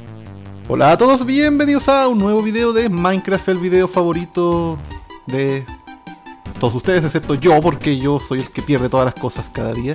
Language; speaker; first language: Spanish; native; Spanish